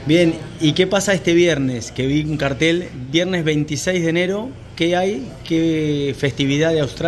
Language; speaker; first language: Spanish; native; Spanish